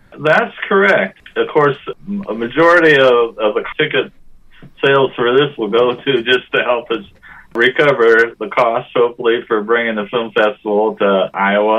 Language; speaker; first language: English; native; English